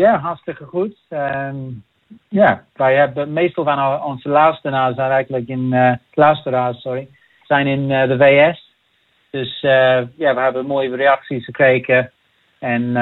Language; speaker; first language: Dutch; non-native, fluent; English